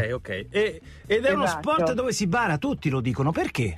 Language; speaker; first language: Italian; native; Italian